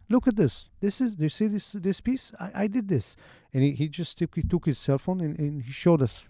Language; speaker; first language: English; non-native, fluent; Hebrew